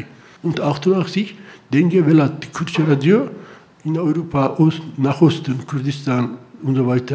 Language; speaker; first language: German; non-native, learner; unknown